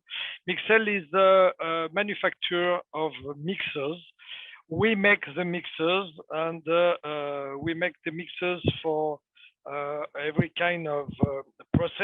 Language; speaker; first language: English; non-native, fluent; French